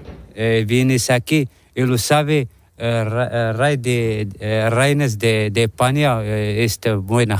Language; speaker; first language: Spanish; non-native, learner; Arabic